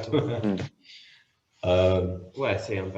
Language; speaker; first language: French; non-native, fluent; English